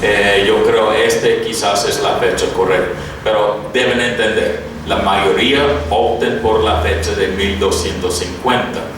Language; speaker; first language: Spanish; non-native, fluent; English